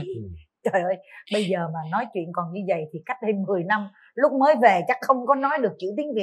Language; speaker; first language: Vietnamese; native; Vietnamese